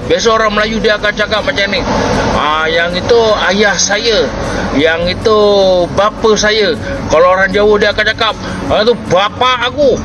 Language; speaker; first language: Malay; native; Malay